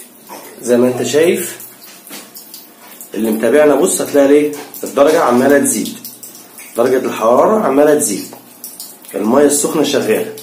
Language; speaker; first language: Arabic; native; Arabic